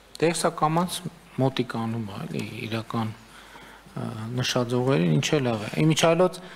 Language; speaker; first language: Armenian; native; Armenian